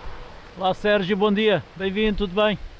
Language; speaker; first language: Portuguese; native; Portuguese